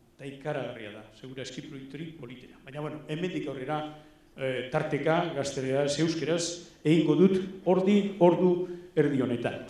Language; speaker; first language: Basque; non-native, local second language; Spanish